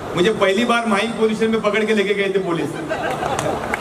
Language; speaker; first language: Hindi; non-native, local second language; Marathi